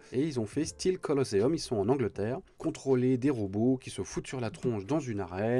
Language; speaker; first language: French; native; French